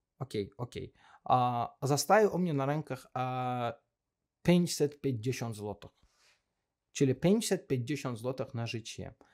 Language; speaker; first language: Polish; non-native, learner; Azerbaijani